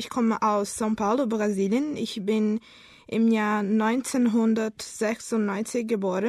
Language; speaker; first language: German; non-native, learner; Portuguese